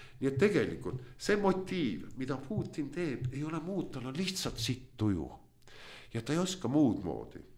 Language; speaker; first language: Estonian; non-native, local second language; Russian